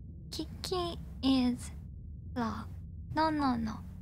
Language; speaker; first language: English; non-native, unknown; Japanese